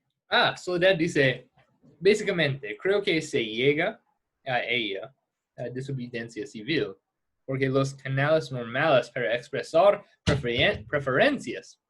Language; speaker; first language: Spanish; non-native, fluent; English